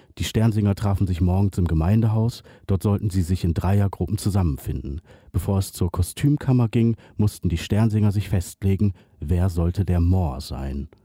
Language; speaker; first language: German; native; German